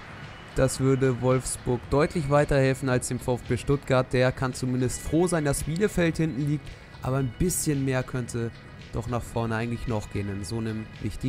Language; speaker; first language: German; native; German